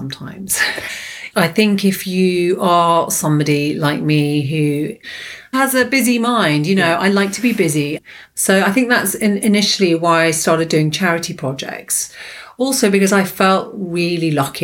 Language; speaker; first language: English; native; English